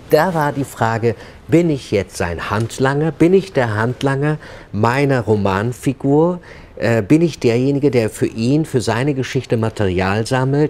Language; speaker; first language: German; early bilingual, other home language; Turkish